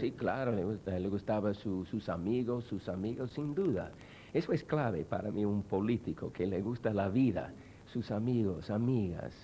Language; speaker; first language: Spanish; non-native, fluent; English